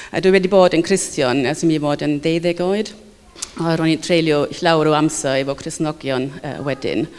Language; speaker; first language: Welsh; non-native, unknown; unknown